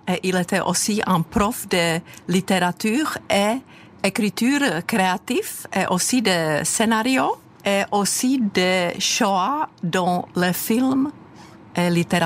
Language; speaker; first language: French; non-native, fluent; Czech